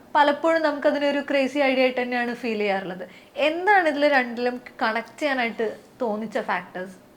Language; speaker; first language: Malayalam; native; Malayalam